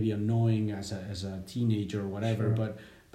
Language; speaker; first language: English; native; English